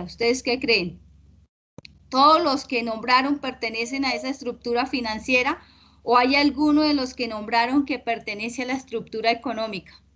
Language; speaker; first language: Spanish; native; Spanish